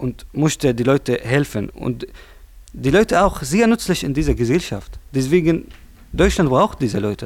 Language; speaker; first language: German; non-native, learner; Arabic